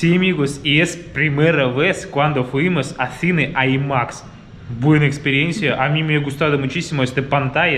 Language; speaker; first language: Spanish; non-native, learner; Russian